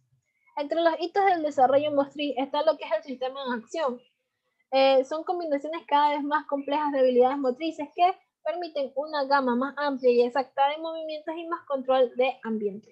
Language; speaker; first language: Spanish; native; Spanish